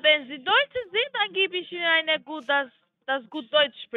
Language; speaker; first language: German; non-native, learner; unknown